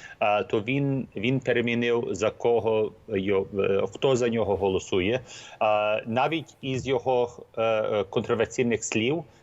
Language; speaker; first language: Ukrainian; early bilingual, heritage; Ukrainian